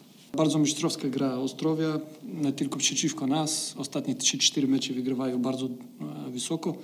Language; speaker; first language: Polish; non-native, fluent; Macedonian